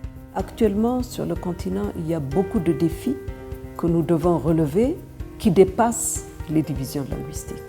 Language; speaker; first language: French; non-native, fluent; Amharic